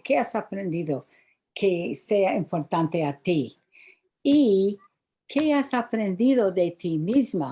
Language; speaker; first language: Spanish; non-native, fluent; English